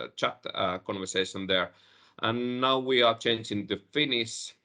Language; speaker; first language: English; non-native, fluent; Finnish